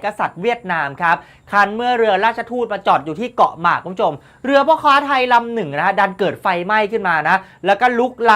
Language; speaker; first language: Thai; native; Thai